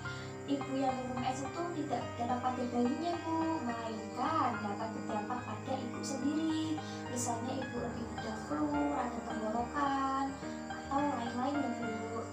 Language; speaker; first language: Indonesian; native; Indonesian